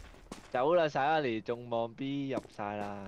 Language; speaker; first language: Cantonese; native; Cantonese